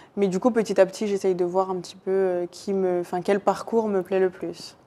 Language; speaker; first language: French; native; French